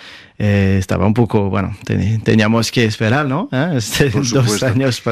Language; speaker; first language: Spanish; non-native, fluent; French